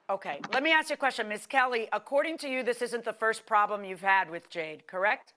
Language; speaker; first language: English; native; English